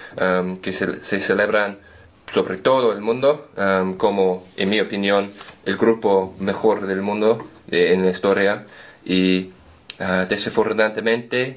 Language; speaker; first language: Spanish; non-native, learner; English